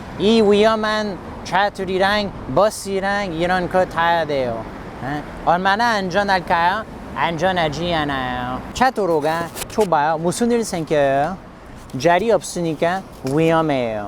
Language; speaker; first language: Korean; non-native, learner; English